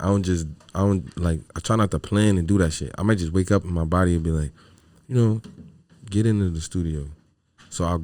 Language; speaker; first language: English; native; English